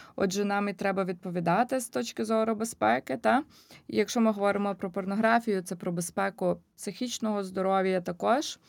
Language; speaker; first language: Ukrainian; native; Ukrainian